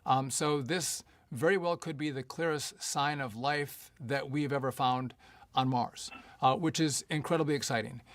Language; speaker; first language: English; native; English